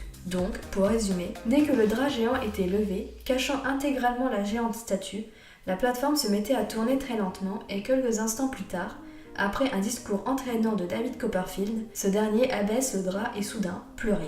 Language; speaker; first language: French; native; French